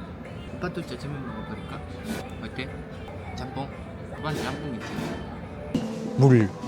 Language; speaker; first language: Korean; non-native, fluent; Mongolian